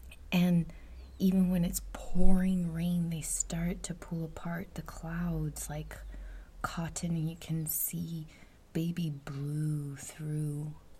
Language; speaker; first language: English; early bilingual, other home language; Spanish